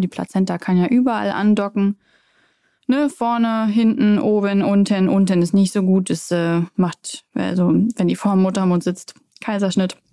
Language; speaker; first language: German; native; German